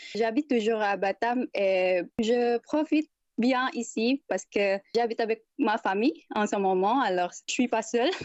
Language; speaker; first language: French; non-native, fluent; Indonesian